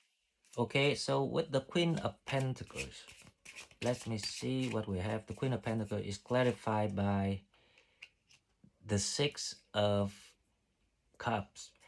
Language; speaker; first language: English; non-native, fluent; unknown